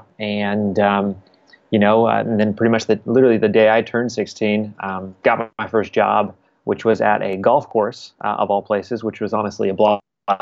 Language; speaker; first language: English; native; English